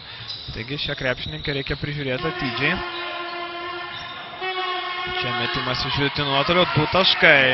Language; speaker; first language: Lithuanian; native; Lithuanian